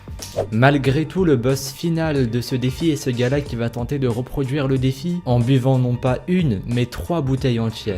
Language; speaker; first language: French; native; French